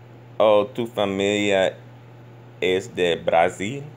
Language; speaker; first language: Spanish; non-native, learner; English